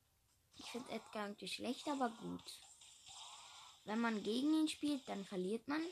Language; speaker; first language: German; native; German